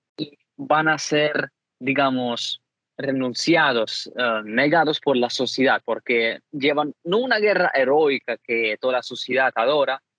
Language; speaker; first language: Spanish; non-native, fluent; Ukrainian